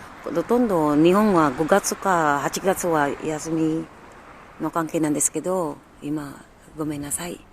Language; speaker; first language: Japanese; non-native, learner; Filipino